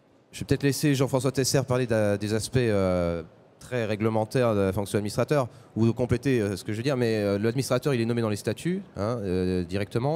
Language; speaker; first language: French; native; French